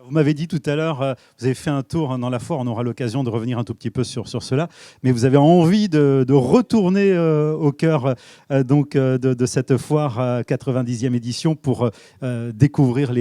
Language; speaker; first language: French; native; French